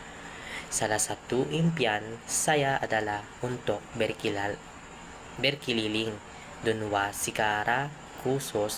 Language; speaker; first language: Indonesian; non-native, learner; Filipino